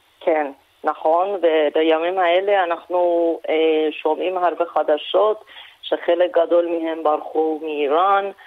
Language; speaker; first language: Hebrew; non-native, fluent; Persian